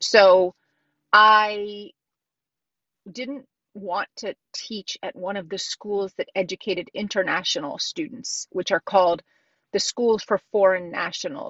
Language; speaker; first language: English; native; English